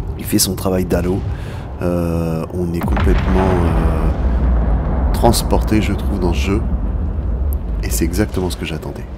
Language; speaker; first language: French; native; French